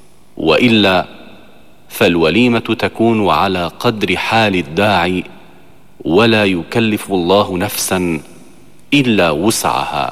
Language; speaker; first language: Arabic; native; Arabic